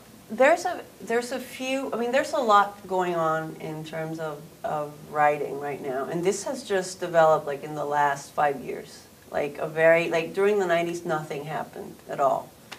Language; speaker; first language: English; non-native, fluent; Spanish